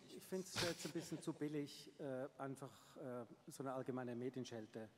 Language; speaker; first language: German; native; German